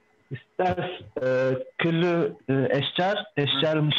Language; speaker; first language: Arabic; non-native, learner; Turkish